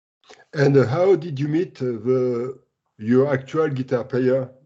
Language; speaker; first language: English; non-native, learner; French